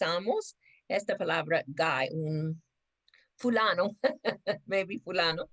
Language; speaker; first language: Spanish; non-native, fluent; English